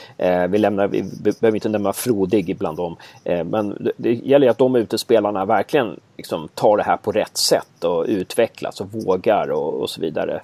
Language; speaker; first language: Swedish; native; Swedish